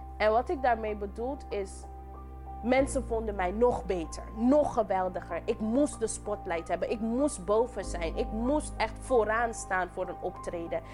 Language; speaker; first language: Dutch; non-native, local second language; English